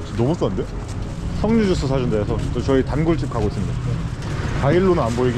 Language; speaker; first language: Korean; native; Korean